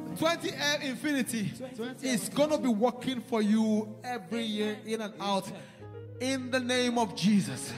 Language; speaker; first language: English; non-native, local second language; Igbo